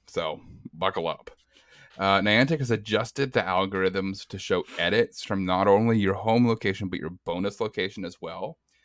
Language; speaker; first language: English; native; English